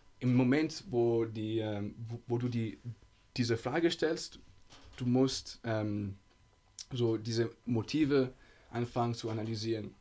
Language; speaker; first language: German; non-native, learner; Italian